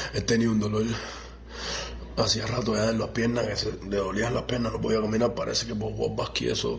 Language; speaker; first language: Spanish; native; Spanish